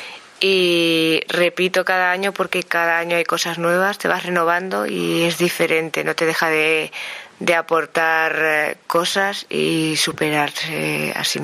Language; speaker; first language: Spanish; native; Spanish